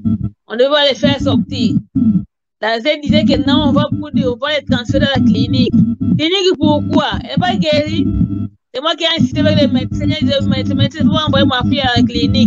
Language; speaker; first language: French; non-native, learner; Portuguese